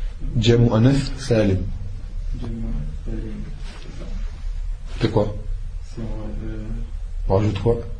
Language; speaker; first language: Arabic; non-native, fluent; French